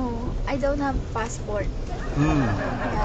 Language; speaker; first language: English; non-native, local second language; Filipino